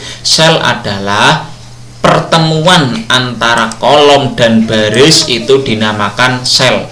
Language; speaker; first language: Indonesian; non-native, local second language; Javanese